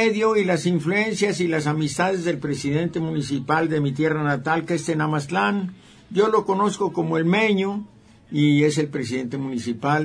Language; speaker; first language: Spanish; native; Spanish